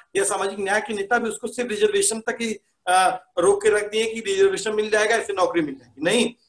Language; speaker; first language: Hindi; native; Hindi